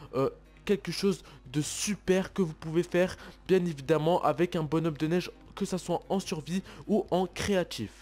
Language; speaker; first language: French; native; French